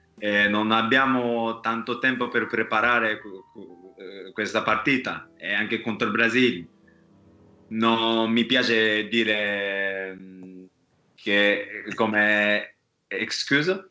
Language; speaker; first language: Italian; non-native, fluent; Japanese